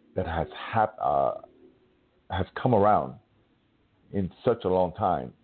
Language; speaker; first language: English; native; English